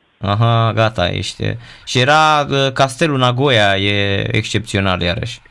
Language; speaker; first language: Romanian; native; Romanian